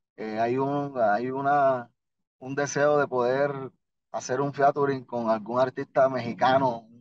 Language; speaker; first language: Spanish; native; Spanish